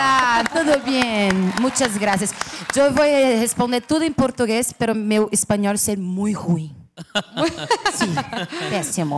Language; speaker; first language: Spanish; non-native, learner; Portuguese